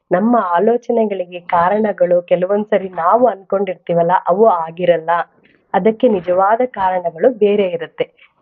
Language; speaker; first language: Kannada; non-native, local second language; Telugu